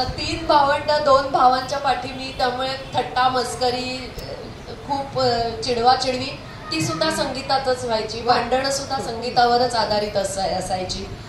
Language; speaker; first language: Marathi; non-native, local second language; Konkani